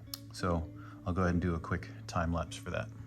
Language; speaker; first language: English; native; English